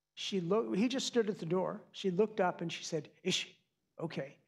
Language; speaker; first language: English; native; English